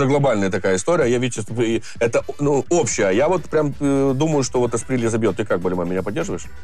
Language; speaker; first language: Russian; native; Russian